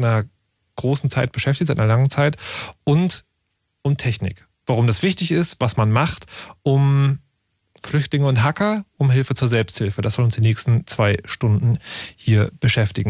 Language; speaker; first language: German; native; German